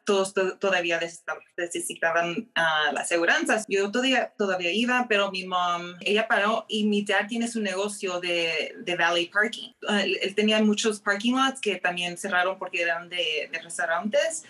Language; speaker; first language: Spanish; early bilingual, heritage; Spanish